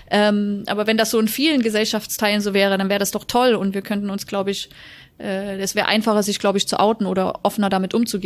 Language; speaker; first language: German; native; German